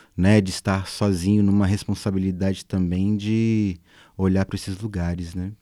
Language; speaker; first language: Portuguese; native; Portuguese